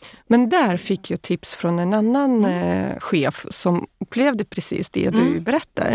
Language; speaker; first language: Swedish; non-native, fluent; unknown